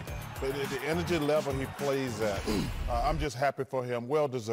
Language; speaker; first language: English; native; English